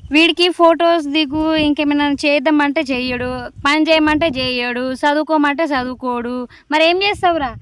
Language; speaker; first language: Telugu; non-native, local second language; Lambadi